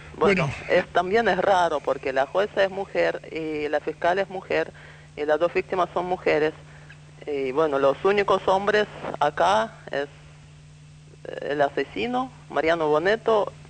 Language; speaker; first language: Spanish; non-native, fluent; Russian